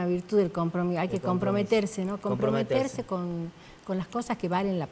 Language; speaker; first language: Spanish; native; Spanish